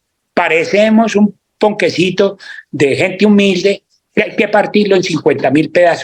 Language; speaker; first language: Spanish; native; Spanish